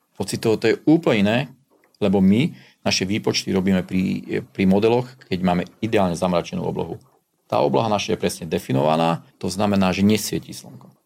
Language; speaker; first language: Slovak; non-native, local second language; Hungarian